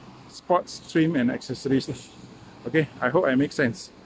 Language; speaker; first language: English; non-native, local second language; Malay